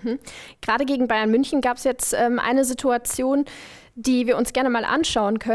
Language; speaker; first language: German; native; German